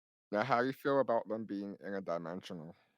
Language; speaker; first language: English; native; English